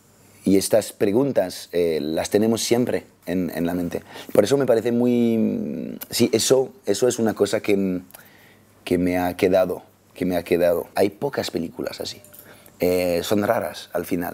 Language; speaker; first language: Spanish; non-native, fluent; French